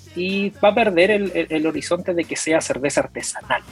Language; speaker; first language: Spanish; native; Spanish